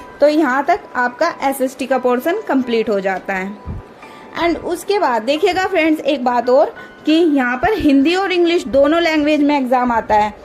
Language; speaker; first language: Hindi; native; Hindi